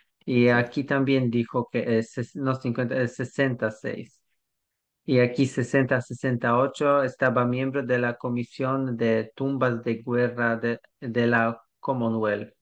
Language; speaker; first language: Spanish; non-native, learner; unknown